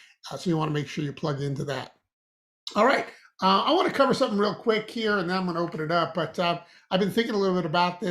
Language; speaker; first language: English; native; English